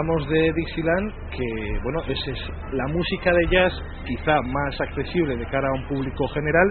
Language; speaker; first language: Spanish; native; Spanish